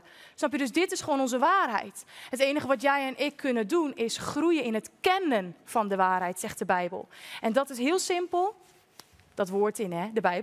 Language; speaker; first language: Dutch; native; Dutch